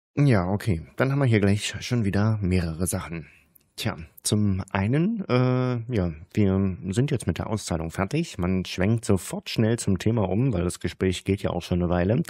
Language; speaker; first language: German; native; German